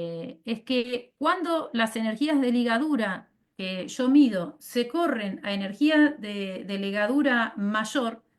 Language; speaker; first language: Spanish; native; Spanish